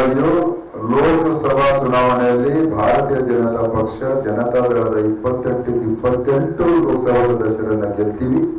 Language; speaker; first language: Kannada; native; Kannada